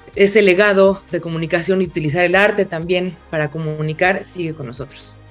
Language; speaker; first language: Spanish; native; Spanish